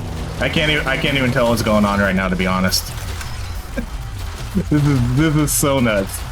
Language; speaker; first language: English; native; English